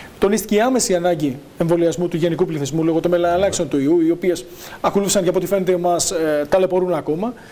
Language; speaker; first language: Greek; native; Greek